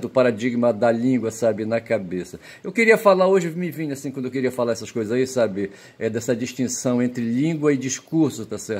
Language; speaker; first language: Portuguese; native; Portuguese